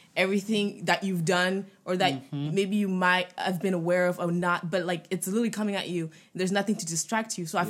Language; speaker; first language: English; non-native, fluent; French